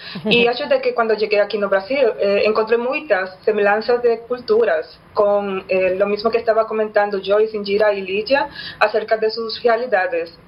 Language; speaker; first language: Portuguese; non-native, learner; Spanish